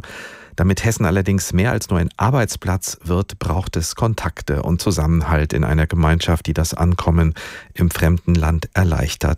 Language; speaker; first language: German; native; German